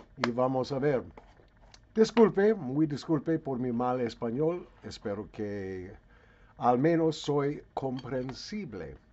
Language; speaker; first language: Spanish; non-native, learner; English